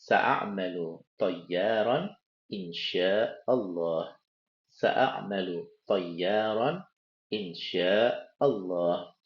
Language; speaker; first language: Arabic; non-native, fluent; Indonesian